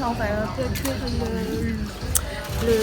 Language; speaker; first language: French; non-native, local second language; Malagasy